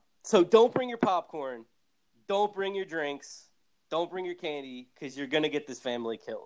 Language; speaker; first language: English; native; English